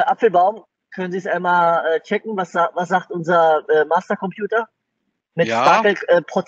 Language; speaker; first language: German; native; German